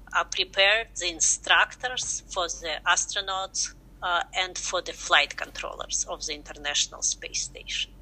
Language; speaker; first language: English; non-native, fluent; Russian